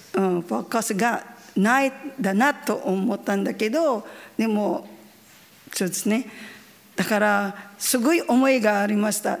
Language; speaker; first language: Japanese; non-native, learner; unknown